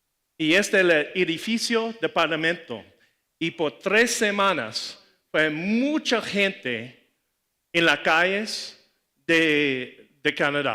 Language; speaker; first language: Spanish; non-native, learner; English